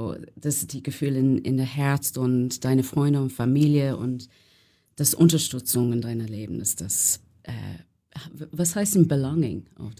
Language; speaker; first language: German; non-native, learner; English